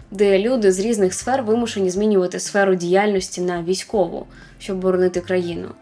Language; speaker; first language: Ukrainian; non-native, local second language; Russian